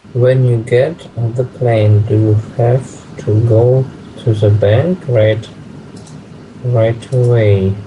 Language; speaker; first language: English; non-native, learner; Russian